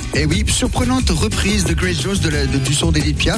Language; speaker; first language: French; native; French